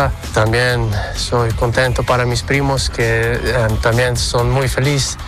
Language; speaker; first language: Spanish; non-native, learner; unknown